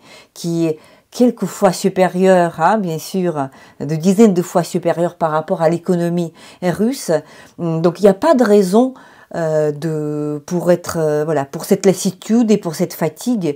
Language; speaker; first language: French; non-native, fluent; Ukrainian